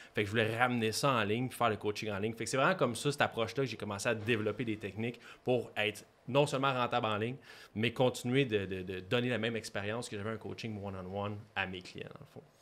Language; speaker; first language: French; native; French